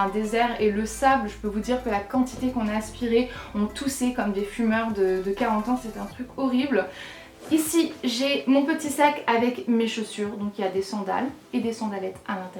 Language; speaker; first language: French; native; French